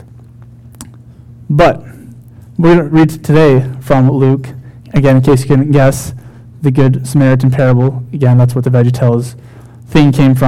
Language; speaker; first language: English; native; English